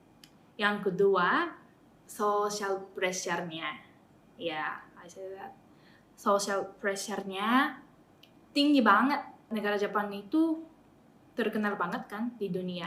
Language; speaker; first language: Indonesian; non-native, fluent; Japanese